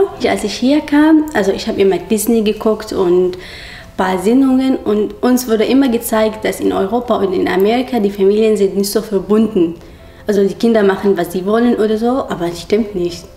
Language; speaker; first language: German; non-native, fluent; Arabic